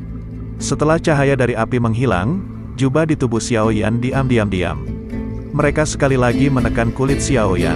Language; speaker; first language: Indonesian; native; Indonesian